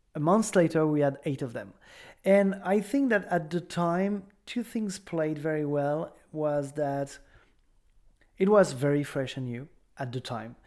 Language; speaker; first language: English; non-native, fluent; French